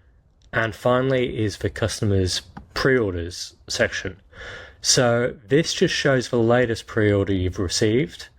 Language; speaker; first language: English; native; English